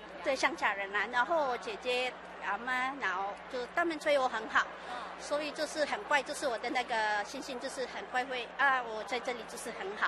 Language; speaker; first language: Chinese; non-native, learner; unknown